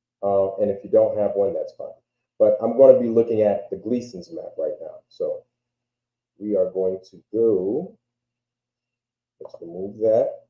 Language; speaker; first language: English; native; English